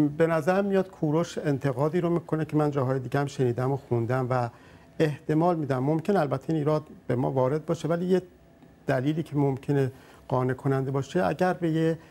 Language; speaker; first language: Persian; native; Persian